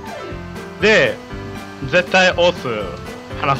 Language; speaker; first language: Japanese; non-native, fluent; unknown